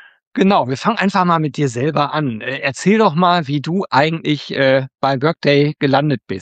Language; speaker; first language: German; native; German